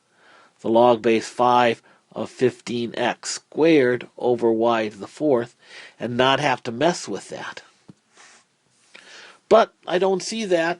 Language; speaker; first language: English; native; English